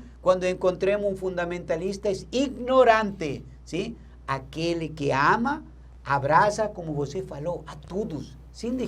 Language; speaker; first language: Portuguese; non-native, learner; Spanish